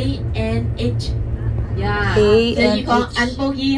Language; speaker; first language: English; non-native, learner; Vietnamese